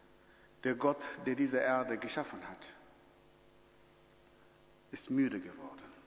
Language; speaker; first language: German; non-native, fluent; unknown